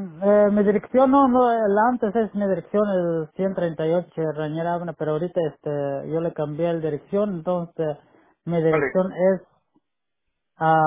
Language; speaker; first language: Spanish; non-native, local second language; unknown